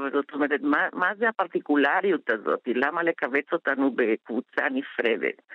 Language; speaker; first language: Hebrew; non-native, fluent; Spanish